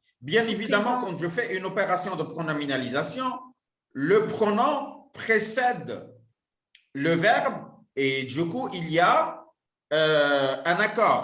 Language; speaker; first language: French; non-native, local second language; Arabic